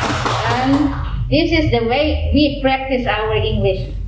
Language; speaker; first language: English; non-native, fluent; Indonesian